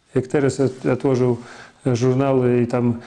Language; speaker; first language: Polish; non-native, fluent; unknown